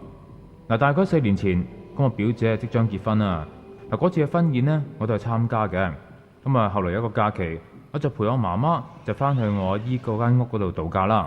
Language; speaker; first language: Cantonese; native; Cantonese